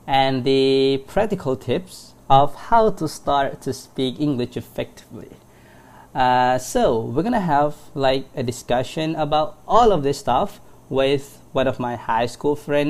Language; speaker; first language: English; non-native, fluent; Thai